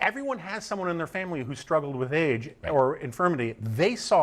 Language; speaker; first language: English; native; English